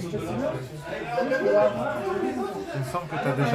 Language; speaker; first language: French; native; French